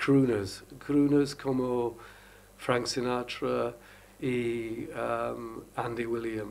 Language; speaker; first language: Spanish; non-native, learner; English